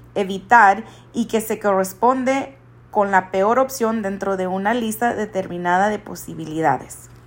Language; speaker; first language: Spanish; early bilingual, other home language; English